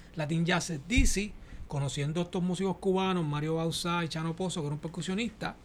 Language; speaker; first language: Spanish; native; Spanish